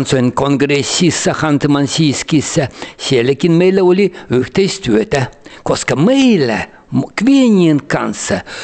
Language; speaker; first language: Finnish; early bilingual, heritage; Finnish